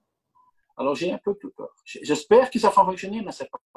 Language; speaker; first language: French; non-native, local second language; Dutch